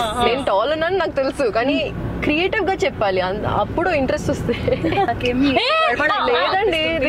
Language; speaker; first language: Telugu; non-native, local second language; Hindi